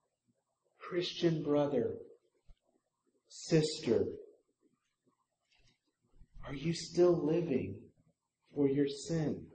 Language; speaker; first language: English; native; English